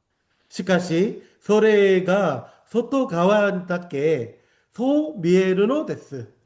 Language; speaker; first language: Japanese; non-native, fluent; Korean